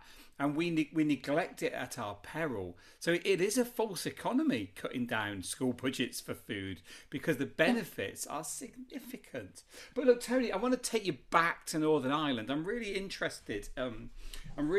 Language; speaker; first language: English; native; English